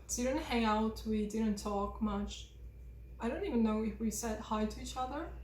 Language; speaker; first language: English; non-native, fluent; Russian